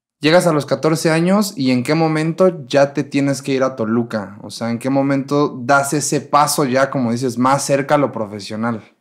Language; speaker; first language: Spanish; native; Spanish